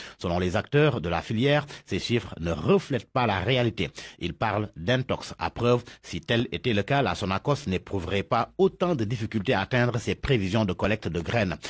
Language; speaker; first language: French; non-native, local second language; Wolof